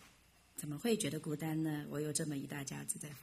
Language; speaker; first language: Chinese; native; Chinese